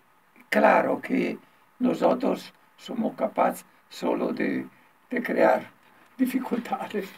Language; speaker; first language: Spanish; non-native, learner; Italian